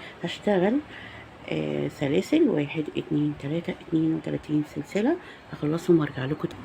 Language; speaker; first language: Arabic; native; Arabic